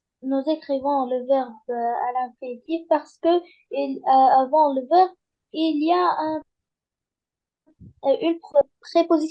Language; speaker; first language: French; non-native, learner; Arabic